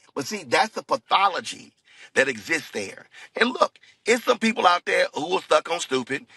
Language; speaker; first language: English; native; English